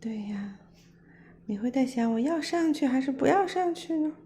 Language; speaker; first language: Chinese; native; Chinese